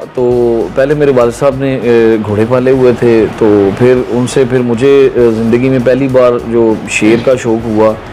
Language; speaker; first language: Urdu; non-native, local second language; Punjabi